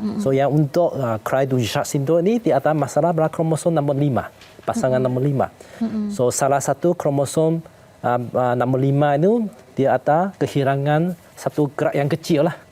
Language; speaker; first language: Malay; non-native, local second language; Chinese